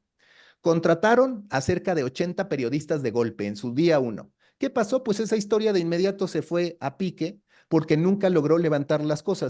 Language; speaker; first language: Spanish; native; Spanish